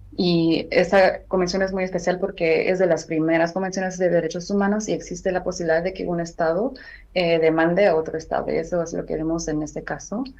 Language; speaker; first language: Spanish; non-native, fluent; Armenian